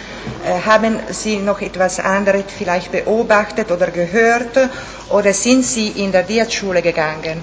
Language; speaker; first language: German; non-native, fluent; Italian